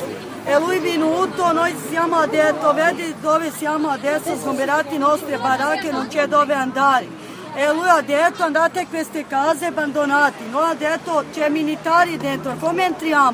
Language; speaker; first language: Italian; non-native, learner; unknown